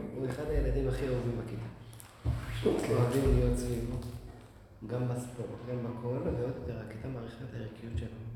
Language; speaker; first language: Hebrew; native; Hebrew